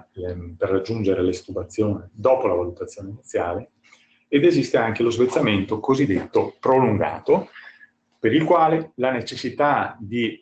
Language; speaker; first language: Italian; native; Italian